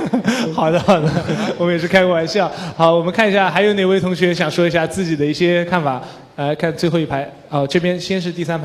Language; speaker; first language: Chinese; native; Chinese